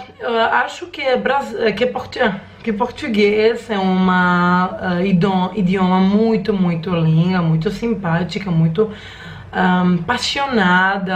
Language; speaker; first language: Portuguese; non-native, learner; Croatian